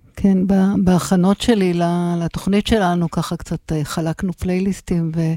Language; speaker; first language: Hebrew; native; Hebrew